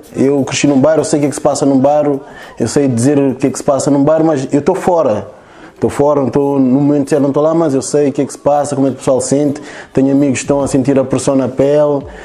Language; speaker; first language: Portuguese; early bilingual, other home language; Kabuverdianu